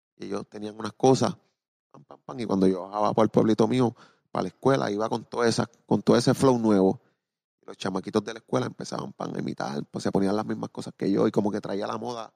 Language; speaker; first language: Spanish; native; Spanish